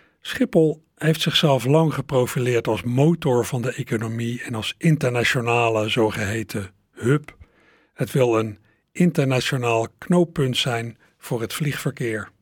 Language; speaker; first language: Dutch; native; Dutch